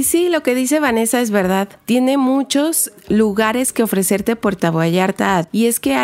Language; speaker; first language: Spanish; native; Spanish